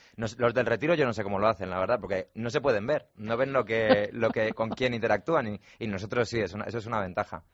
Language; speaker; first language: Spanish; native; Spanish